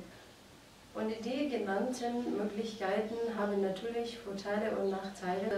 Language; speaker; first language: German; non-native, fluent; Arabic